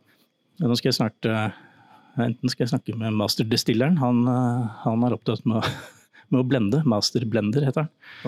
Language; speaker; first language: Norwegian; native; Norwegian